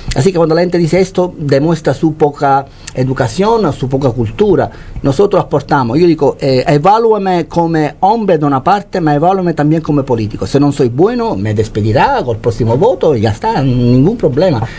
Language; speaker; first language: Spanish; non-native, fluent; Italian